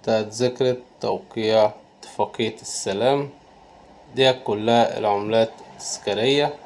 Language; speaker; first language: Arabic; native; Arabic